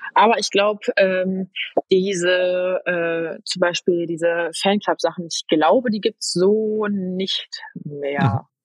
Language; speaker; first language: German; native; German